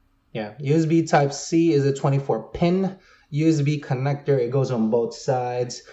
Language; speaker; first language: English; native; English